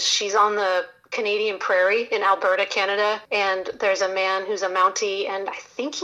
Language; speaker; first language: English; native; English